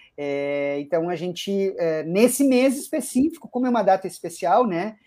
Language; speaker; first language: Portuguese; native; Portuguese